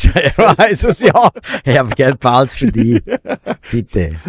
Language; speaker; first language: German; native; German